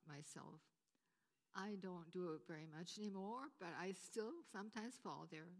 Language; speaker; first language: English; native; English